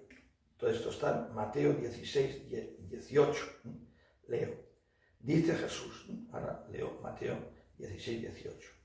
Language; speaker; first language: Spanish; native; Spanish